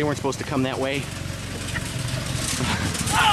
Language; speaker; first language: English; native; English